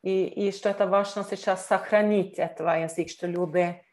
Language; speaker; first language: Russian; non-native, learner; Norwegian